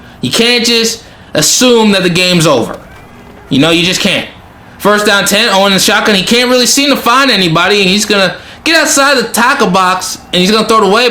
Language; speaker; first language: English; native; English